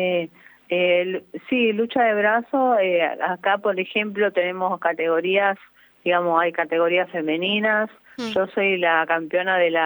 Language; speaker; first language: Spanish; native; Spanish